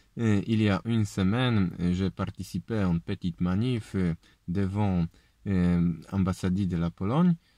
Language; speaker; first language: French; non-native, learner; Polish